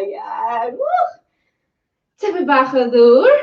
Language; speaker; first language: Welsh; non-native, local second language; English